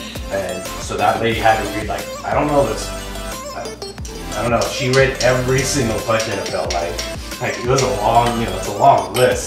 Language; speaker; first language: English; early bilingual, other home language; Vietnamese